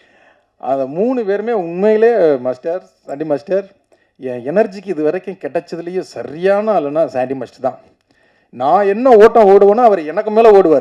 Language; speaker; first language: Tamil; native; Tamil